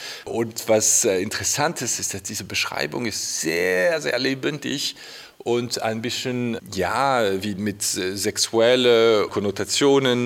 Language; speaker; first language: German; non-native, fluent; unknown